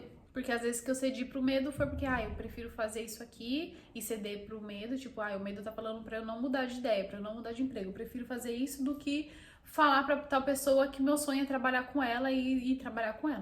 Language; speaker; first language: Portuguese; native; Portuguese